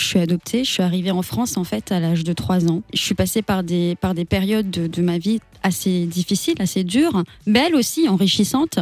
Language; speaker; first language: French; native; French